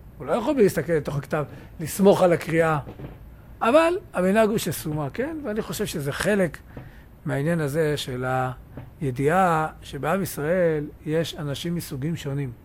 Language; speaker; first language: Hebrew; native; Hebrew